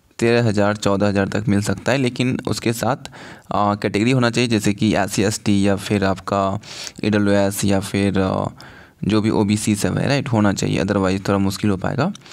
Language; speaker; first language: Hindi; native; Hindi